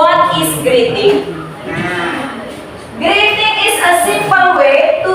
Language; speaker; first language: English; non-native, learner; Indonesian